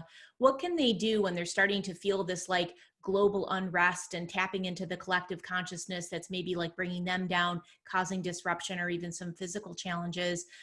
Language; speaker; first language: English; native; English